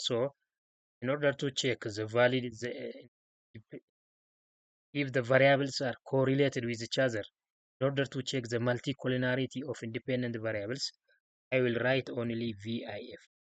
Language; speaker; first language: English; non-native, local second language; Oromo